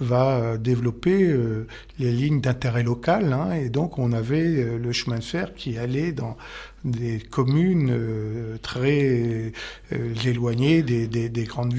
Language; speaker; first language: French; native; French